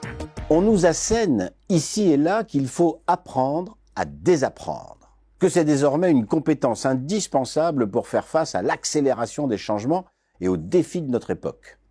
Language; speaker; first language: French; native; French